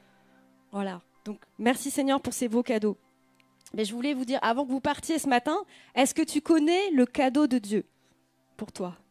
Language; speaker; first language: French; native; French